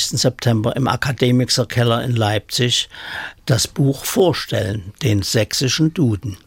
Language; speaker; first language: German; native; German